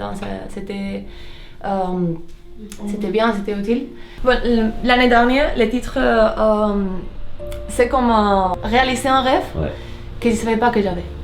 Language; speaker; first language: French; early bilingual, heritage; Dutch